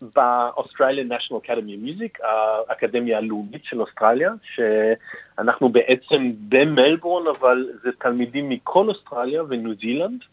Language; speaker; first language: Hebrew; early bilingual, heritage; Hebrew